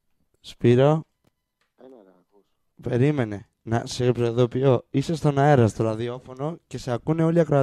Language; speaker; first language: Greek; native; Greek